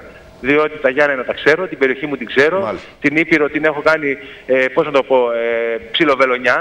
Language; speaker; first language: Greek; native; Greek